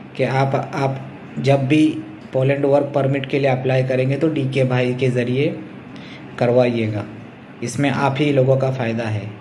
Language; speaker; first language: Hindi; non-native, local second language; Urdu